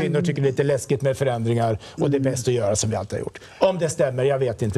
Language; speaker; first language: Swedish; native; Swedish